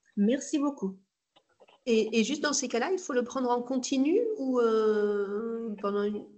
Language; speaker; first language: French; native; French